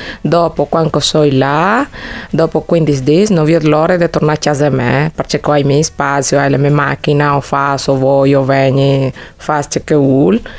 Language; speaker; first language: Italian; non-native, fluent; Spanish